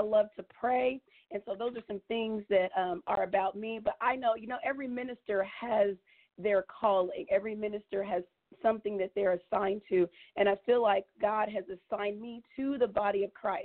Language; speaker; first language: English; native; English